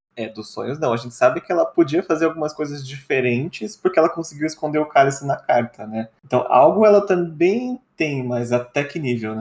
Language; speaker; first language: Portuguese; native; Portuguese